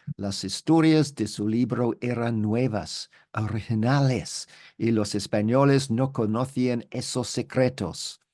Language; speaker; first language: Spanish; non-native, learner; English